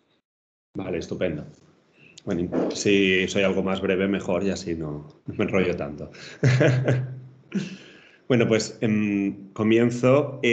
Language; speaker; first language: Spanish; native; Spanish